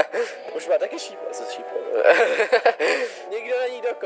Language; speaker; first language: Czech; native; Czech